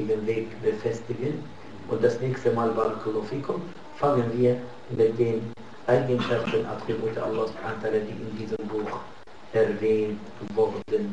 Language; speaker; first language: German; non-native, fluent; Arabic